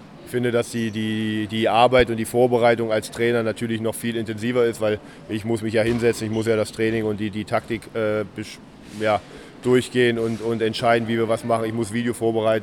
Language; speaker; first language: German; native; German